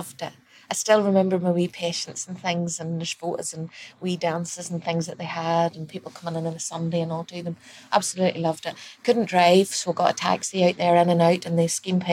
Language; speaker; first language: English; native; English